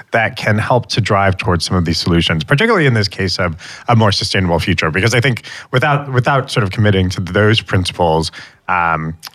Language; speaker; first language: English; native; English